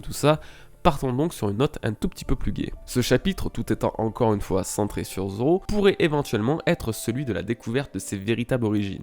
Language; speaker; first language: French; native; French